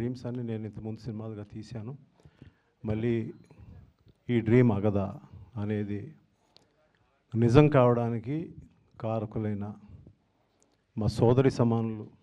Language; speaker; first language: Telugu; native; Telugu